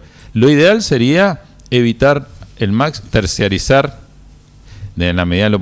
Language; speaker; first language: Spanish; native; Spanish